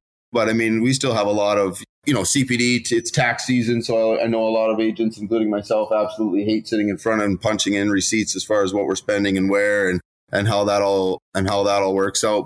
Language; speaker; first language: English; native; English